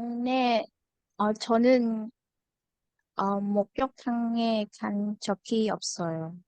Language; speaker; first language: Korean; non-native, learner; Vietnamese